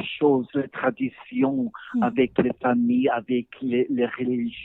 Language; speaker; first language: French; non-native, learner; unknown